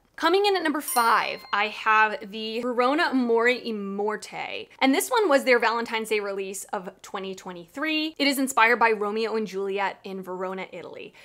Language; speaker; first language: English; native; English